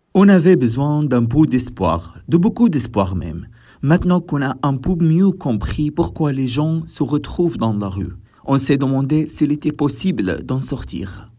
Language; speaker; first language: French; non-native, fluent; Arabic